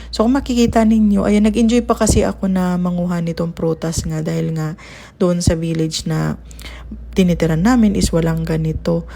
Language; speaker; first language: Filipino; non-native, local second language; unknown